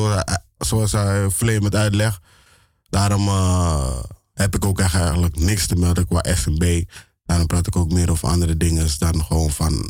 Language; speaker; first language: Dutch; native; Dutch